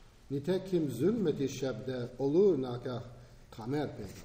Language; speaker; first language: Turkish; non-native, fluent; English